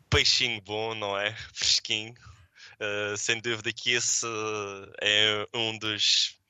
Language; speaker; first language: Portuguese; native; Portuguese